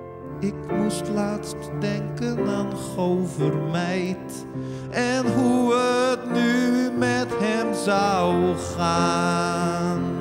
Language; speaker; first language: Dutch; native; Dutch